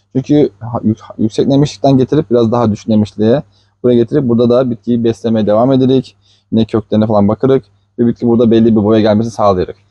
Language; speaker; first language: Turkish; native; Turkish